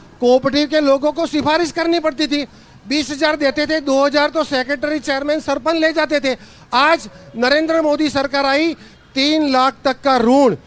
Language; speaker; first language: Hindi; non-native, local second language; Gujarati